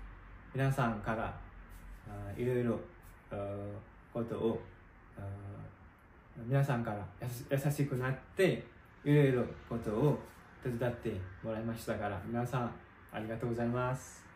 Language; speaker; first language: Japanese; non-native, learner; Nepali